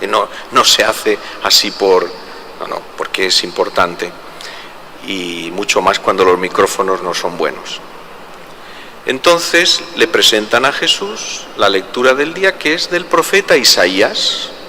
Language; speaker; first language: Spanish; native; Spanish